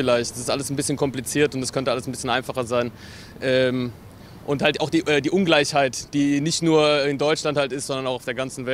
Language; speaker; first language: German; native; German